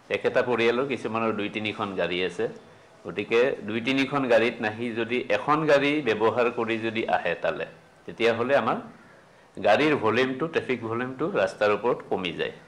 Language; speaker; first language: Assamese; native; Assamese